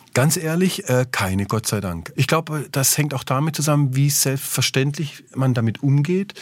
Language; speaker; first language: German; native; German